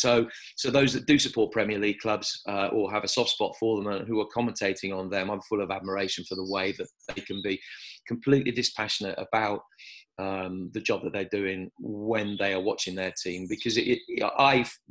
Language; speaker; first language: English; native; English